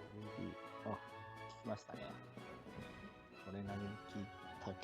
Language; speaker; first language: Japanese; native; Japanese